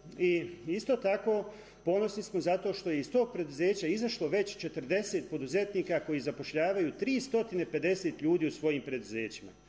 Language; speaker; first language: Croatian; native; Croatian